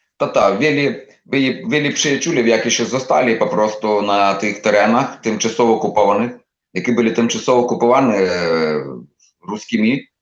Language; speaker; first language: Polish; non-native, learner; Ukrainian